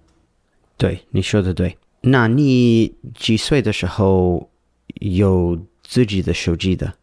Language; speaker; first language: Chinese; non-native, learner; English